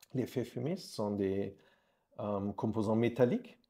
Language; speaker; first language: French; non-native, fluent; German